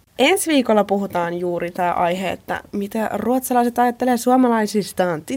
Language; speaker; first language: Finnish; native; Finnish